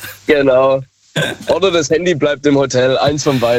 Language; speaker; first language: German; native; German